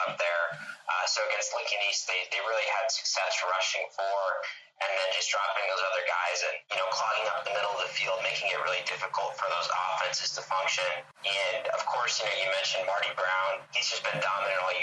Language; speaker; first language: English; native; English